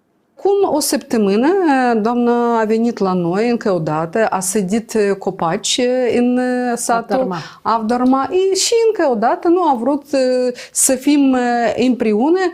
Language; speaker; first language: Romanian; non-native, local second language; Gagauz